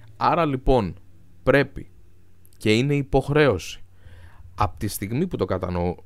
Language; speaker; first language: Greek; non-native, fluent; Arabic